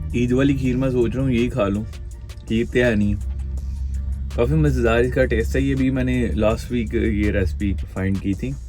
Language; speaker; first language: Urdu; non-native, local second language; Punjabi